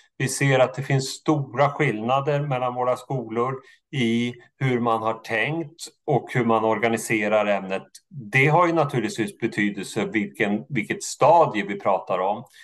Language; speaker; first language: Swedish; native; Swedish